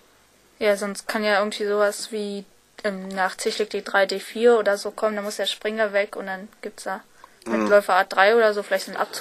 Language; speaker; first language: German; native; German